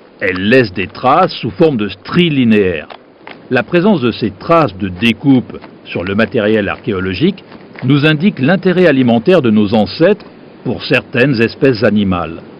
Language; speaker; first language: French; native; French